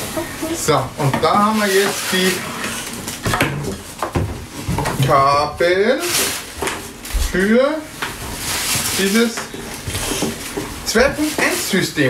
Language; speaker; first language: German; native; German